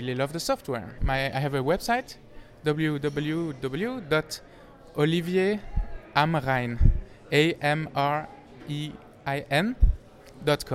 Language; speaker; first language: English; non-native, fluent; French